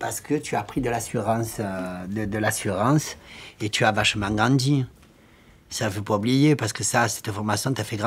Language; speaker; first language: French; native; French